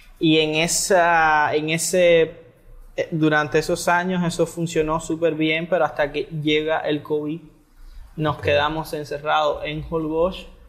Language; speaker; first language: Spanish; native; Spanish